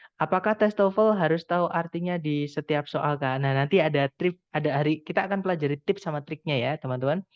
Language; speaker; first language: Indonesian; non-native, local second language; Javanese